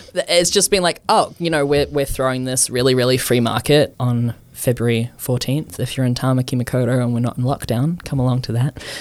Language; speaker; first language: English; native; English